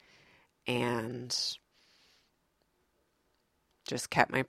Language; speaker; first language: English; native; English